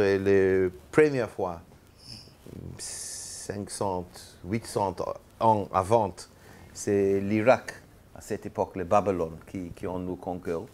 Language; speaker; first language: French; non-native, learner; Hebrew